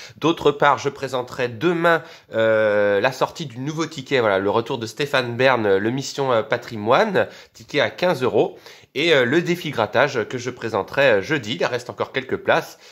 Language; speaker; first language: French; native; French